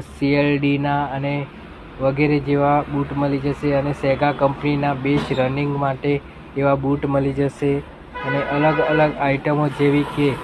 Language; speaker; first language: Gujarati; native; Gujarati